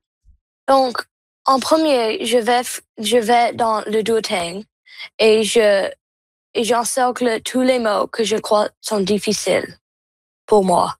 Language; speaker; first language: French; non-native, local second language; English